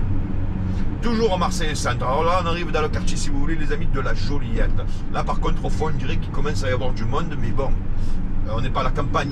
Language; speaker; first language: French; native; French